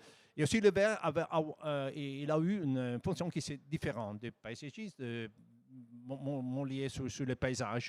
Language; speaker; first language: French; non-native, fluent; Italian